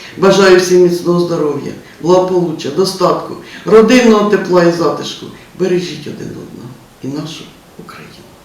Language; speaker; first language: Ukrainian; native; Ukrainian